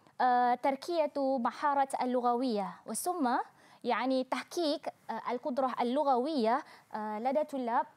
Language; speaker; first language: Arabic; non-native, fluent; Malay